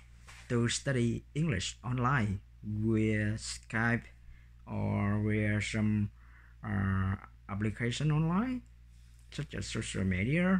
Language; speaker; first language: English; non-native, learner; Vietnamese